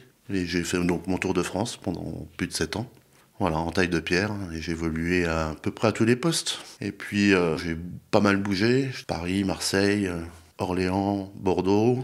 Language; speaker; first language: French; native; French